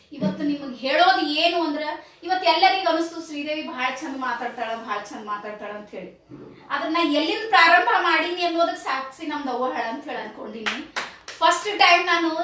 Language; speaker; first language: Kannada; native; Kannada